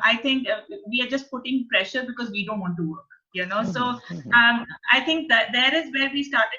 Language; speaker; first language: English; non-native, local second language; Punjabi